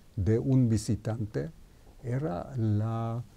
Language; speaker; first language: Spanish; non-native, fluent; Hebrew